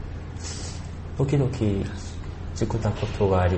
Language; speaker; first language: Japanese; non-native, learner; Korean